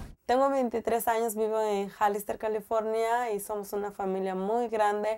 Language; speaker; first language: Spanish; non-native, local second language; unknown